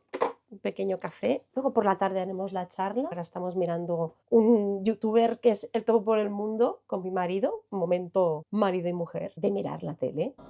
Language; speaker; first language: Spanish; native; Spanish